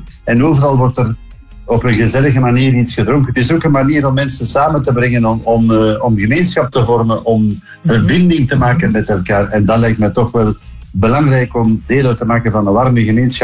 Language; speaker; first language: Dutch; native; Dutch